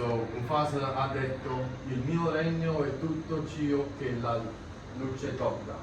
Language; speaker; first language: Italian; non-native, learner; English